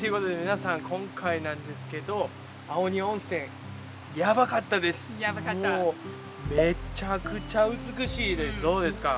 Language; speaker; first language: Japanese; native; Japanese